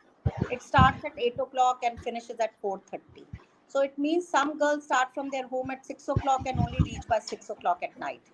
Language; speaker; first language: English; non-native, local second language; Hindi